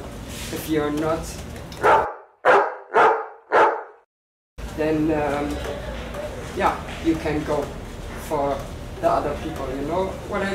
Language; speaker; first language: English; non-native, learner; German